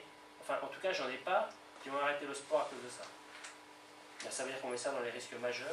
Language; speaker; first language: French; native; French